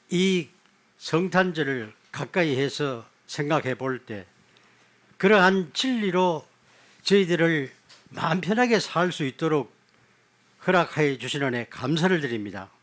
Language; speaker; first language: Korean; native; Korean